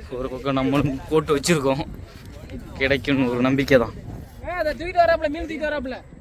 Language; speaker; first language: Tamil; native; Tamil